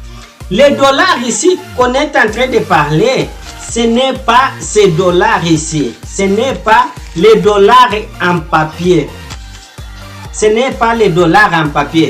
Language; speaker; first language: French; non-native, fluent; Portuguese